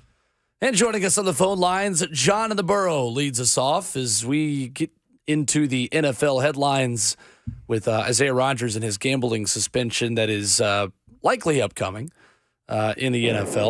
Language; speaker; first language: English; native; English